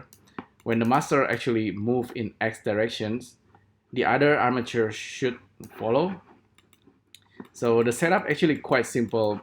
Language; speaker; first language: English; non-native, fluent; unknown